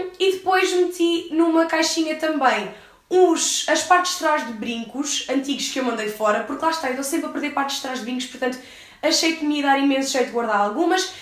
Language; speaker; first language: Portuguese; early bilingual, heritage; English